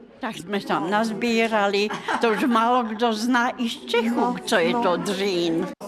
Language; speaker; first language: Czech; non-native, fluent; Russian